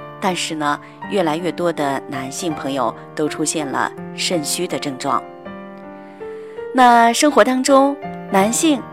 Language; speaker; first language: Chinese; native; Chinese